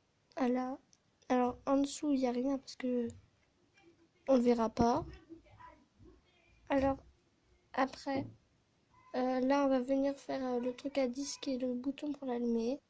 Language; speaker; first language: French; native; French